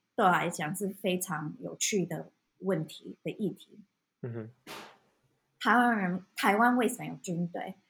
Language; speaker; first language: Chinese; non-native, fluent; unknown